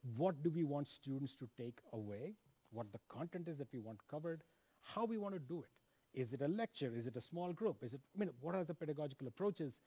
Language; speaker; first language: English; non-native, local second language; Hindi